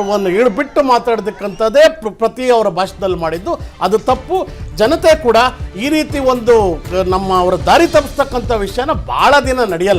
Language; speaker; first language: Kannada; native; Kannada